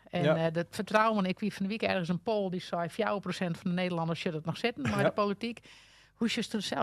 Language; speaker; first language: Dutch; non-native, local second language; Western Frisian